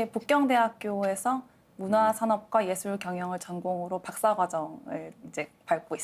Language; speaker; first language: Korean; native; Korean